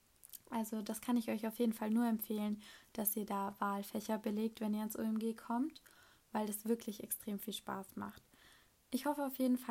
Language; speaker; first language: German; native; German